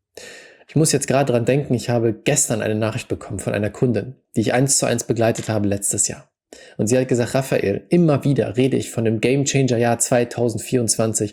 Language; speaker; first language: German; native; German